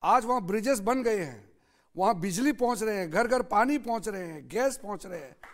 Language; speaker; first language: Hindi; non-native, local second language; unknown